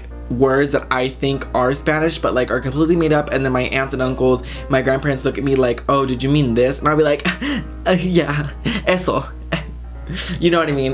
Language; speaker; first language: English; native; English